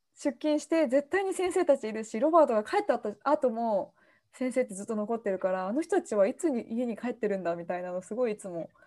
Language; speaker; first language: Japanese; native; Japanese